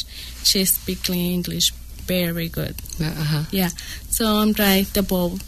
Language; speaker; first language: English; non-native, learner; Spanish